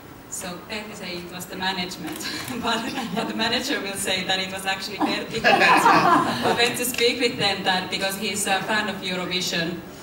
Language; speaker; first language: English; non-native, fluent; Finnish